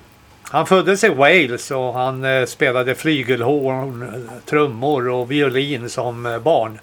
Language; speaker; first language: Swedish; native; Swedish